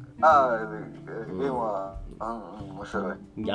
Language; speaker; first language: Japanese; non-native, learner; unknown